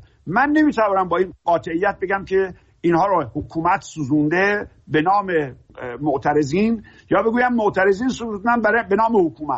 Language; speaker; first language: Persian; native; Persian